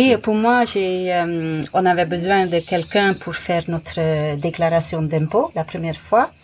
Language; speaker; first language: French; non-native, fluent; English